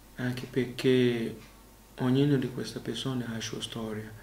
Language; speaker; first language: Italian; non-native, learner; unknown